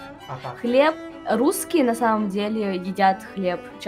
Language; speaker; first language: Russian; native; Russian